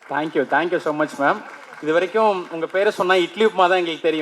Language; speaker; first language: Tamil; native; Tamil